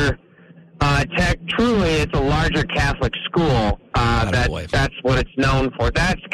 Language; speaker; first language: English; native; English